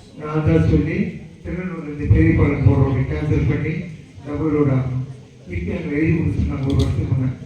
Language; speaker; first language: Tamil; non-native, local second language; Telugu